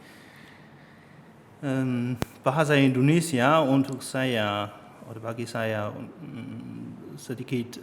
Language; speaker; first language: Indonesian; non-native, learner; Chinese